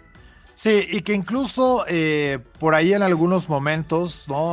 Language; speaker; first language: Spanish; native; Spanish